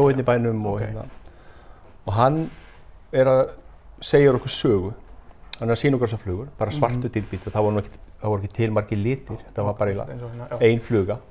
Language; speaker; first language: Icelandic; native; Icelandic